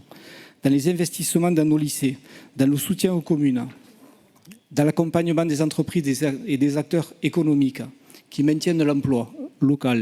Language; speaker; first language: French; native; French